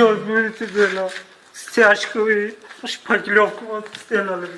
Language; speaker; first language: Russian; non-native, learner; Tajik